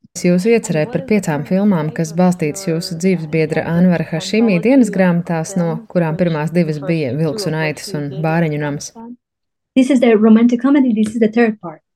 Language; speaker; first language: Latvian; native; Latvian